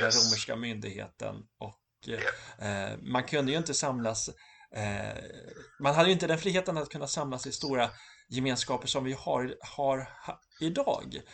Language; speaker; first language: Swedish; native; Swedish